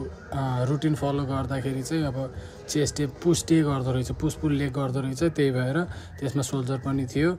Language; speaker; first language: Nepali; native; Nepali